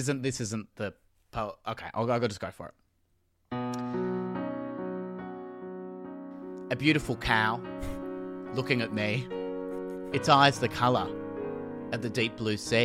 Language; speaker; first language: English; native; English